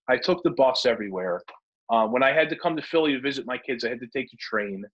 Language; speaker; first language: English; native; English